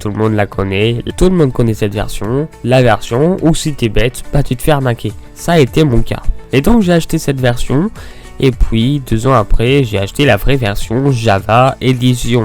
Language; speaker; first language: French; native; French